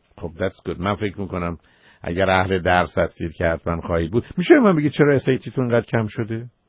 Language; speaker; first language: Persian; native; Persian